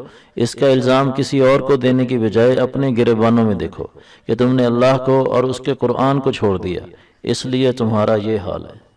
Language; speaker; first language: Urdu; native; Urdu